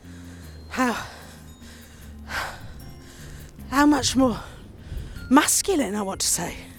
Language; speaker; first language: English; native; English